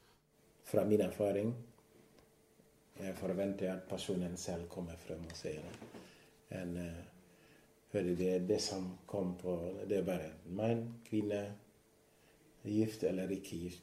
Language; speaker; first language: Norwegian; non-native, fluent; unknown